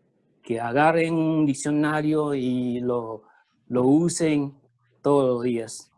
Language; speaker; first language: Spanish; early bilingual, other home language; Chinese